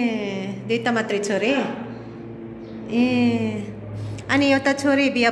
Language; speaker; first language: Nepali; non-native, learner; Filipino